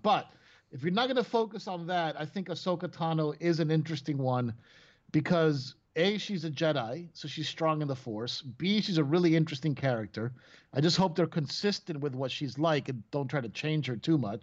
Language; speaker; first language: English; non-native, fluent; Spanish